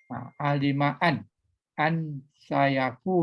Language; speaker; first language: Arabic; non-native, fluent; Malay